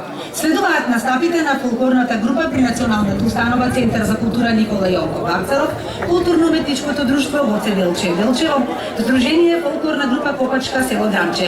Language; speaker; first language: Macedonian; native; Macedonian